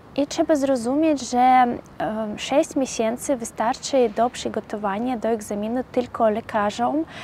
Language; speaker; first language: Polish; non-native, fluent; Russian